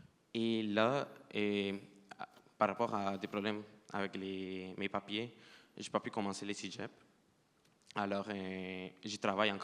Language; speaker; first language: French; non-native, fluent; Spanish